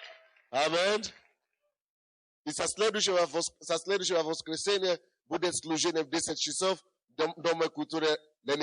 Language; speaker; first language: Russian; non-native, fluent; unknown